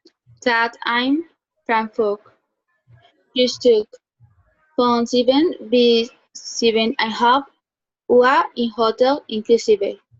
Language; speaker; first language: German; non-native, learner; Spanish